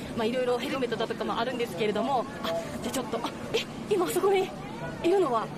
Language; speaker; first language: Japanese; native; Japanese